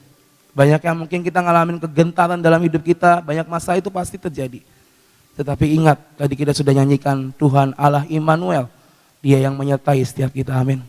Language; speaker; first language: Indonesian; native; Indonesian